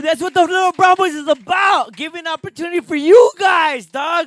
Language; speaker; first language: English; early bilingual, other home language; Spanish